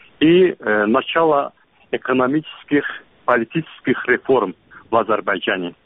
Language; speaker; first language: Russian; non-native, local second language; Azerbaijani